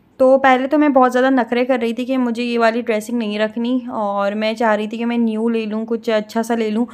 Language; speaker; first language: Urdu; native; Urdu